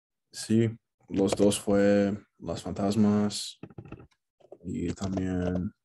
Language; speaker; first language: Spanish; non-native, learner; English